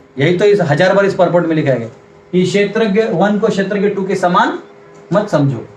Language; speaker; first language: Hindi; non-native, local second language; Marathi